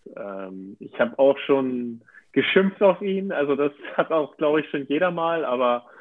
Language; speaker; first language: German; native; German